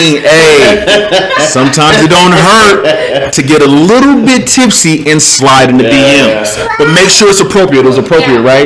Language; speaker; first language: English; native; English